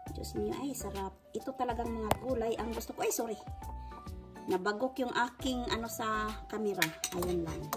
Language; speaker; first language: Filipino; non-native, local second language; Cebuano